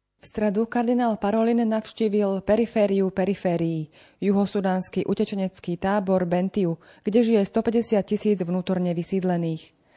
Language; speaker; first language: Slovak; native; Slovak